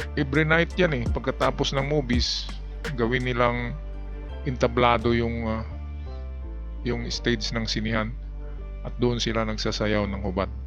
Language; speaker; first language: Filipino; native; Filipino